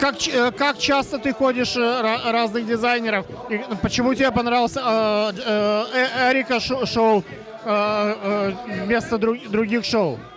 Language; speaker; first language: Russian; native; Russian